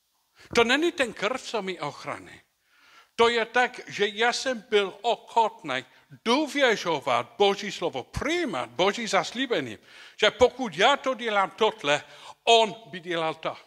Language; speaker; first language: Czech; non-native, learner; English